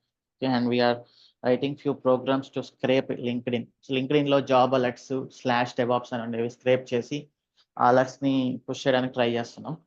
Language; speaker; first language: Telugu; native; Telugu